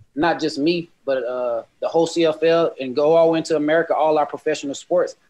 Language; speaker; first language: English; native; English